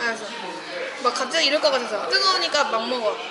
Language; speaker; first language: Korean; native; Korean